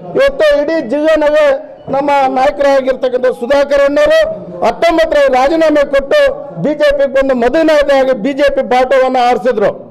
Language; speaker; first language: Kannada; native; Kannada